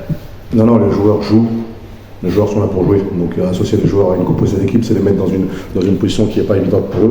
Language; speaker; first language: French; native; French